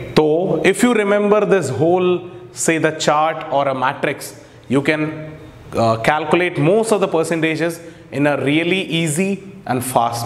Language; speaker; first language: English; non-native, local second language; Hindi